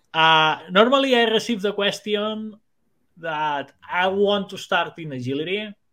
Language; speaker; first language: English; non-native, fluent; Spanish